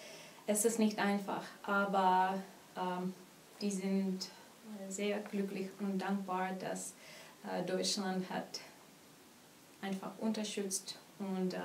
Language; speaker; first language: German; non-native, learner; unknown